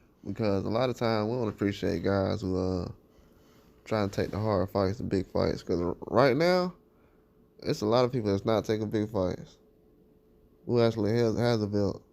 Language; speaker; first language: English; native; English